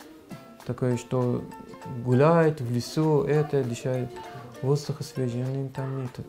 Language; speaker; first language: Russian; non-native, learner; Arabic